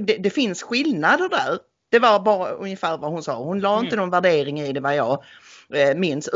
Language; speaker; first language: Swedish; native; Swedish